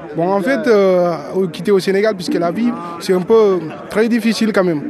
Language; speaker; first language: French; non-native, local second language; Wolof